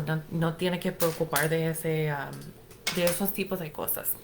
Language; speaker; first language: Spanish; non-native, fluent; English